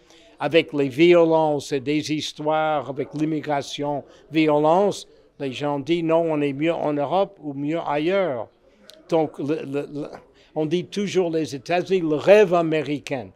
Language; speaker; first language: French; non-native, fluent; English